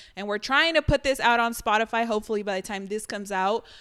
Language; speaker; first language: English; early bilingual, other home language; Spanish